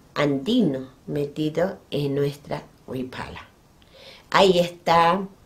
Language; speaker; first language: Spanish; non-native, local second language; Quechua